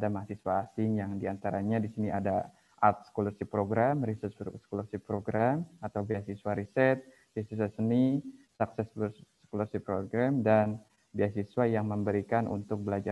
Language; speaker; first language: Indonesian; native; Indonesian